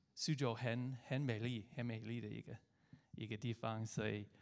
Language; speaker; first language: Chinese; non-native, fluent; English